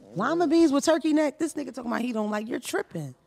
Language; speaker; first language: English; native; English